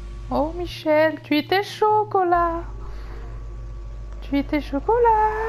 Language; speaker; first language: French; native; French